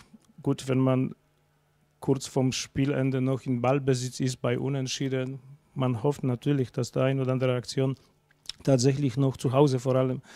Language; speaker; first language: German; non-native, fluent; Polish